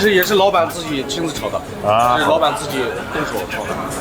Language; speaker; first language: Chinese; native; Chinese